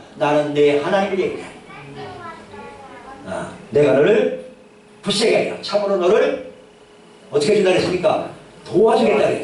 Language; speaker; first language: Korean; native; Korean